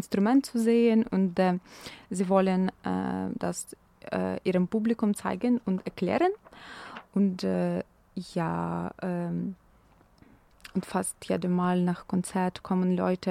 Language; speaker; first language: German; non-native, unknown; Ukrainian